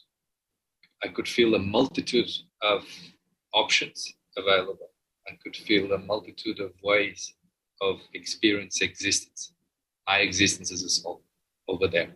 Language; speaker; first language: English; non-native, fluent; Portuguese